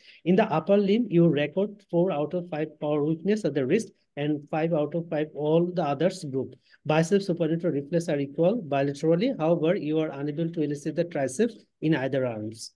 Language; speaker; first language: English; non-native, local second language; Bangla